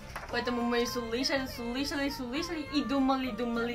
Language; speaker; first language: Russian; non-native, learner; Japanese